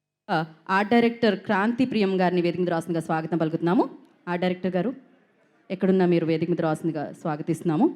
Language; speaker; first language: Telugu; native; Telugu